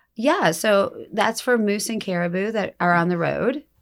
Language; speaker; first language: English; native; English